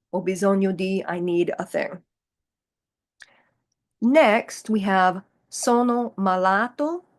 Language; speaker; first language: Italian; non-native, fluent; English